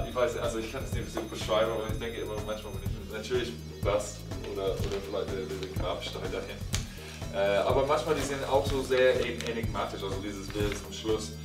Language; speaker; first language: German; non-native, learner; English